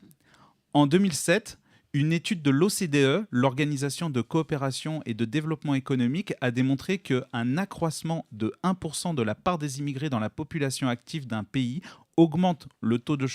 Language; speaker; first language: French; native; French